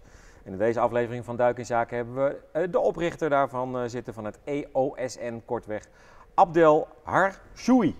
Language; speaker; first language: Dutch; native; Dutch